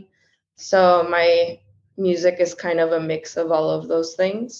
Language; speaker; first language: English; early bilingual, other home language; Spanish